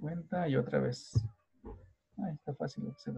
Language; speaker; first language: Spanish; native; Spanish